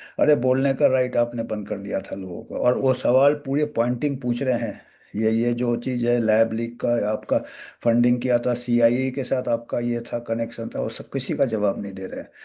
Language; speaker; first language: Hindi; non-native, local second language; Bangla